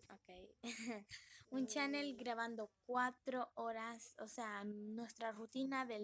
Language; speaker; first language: Spanish; native; Spanish